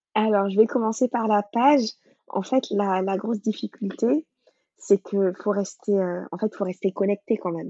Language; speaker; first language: French; non-native, local second language; Wolof